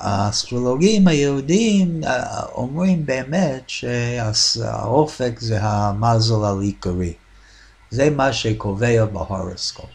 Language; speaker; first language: Hebrew; non-native, fluent; English